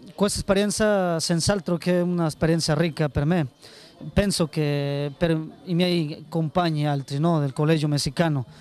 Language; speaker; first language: Italian; non-native, learner; Spanish